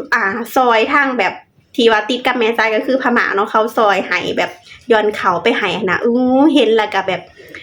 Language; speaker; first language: Thai; native; Thai